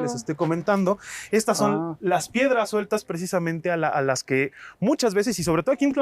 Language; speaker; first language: Spanish; native; Spanish